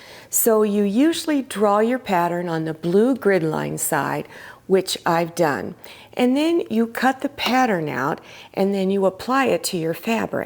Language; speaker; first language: English; native; English